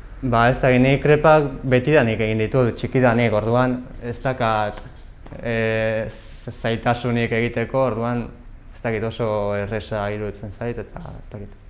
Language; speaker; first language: Basque; non-native, local second language; Spanish